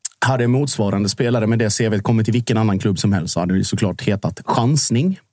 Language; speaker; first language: Swedish; native; Swedish